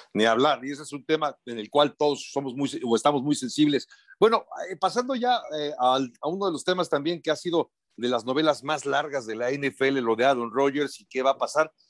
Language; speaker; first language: Spanish; native; Spanish